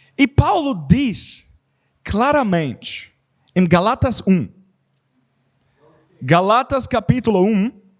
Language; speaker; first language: Portuguese; non-native, learner; English